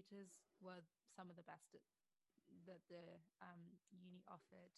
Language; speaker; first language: English; native; English